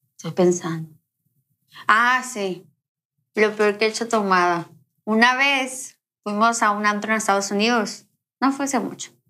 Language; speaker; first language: Spanish; native; Spanish